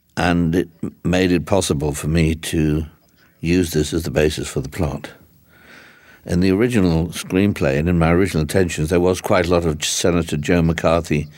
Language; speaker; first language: English; native; English